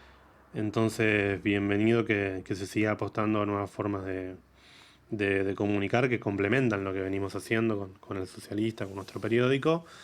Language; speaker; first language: Spanish; native; Spanish